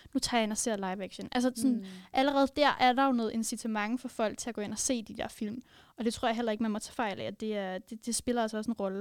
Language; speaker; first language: Danish; native; Danish